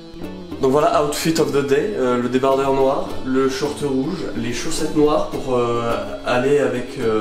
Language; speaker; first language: French; native; French